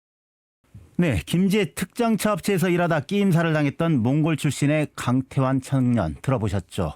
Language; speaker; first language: Korean; native; Korean